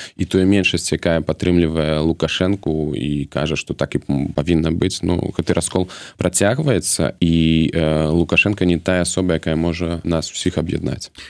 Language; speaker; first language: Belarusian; native; Belarusian